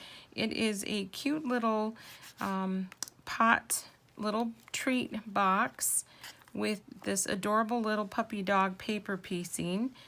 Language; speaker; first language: English; native; English